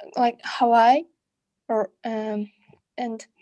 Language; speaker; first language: English; non-native, learner; Russian